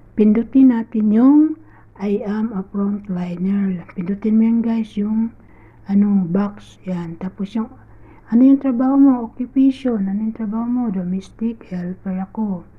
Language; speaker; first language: Filipino; non-native, local second language; Cebuano